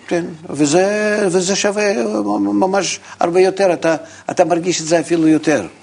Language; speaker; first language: Hebrew; non-native, fluent; Russian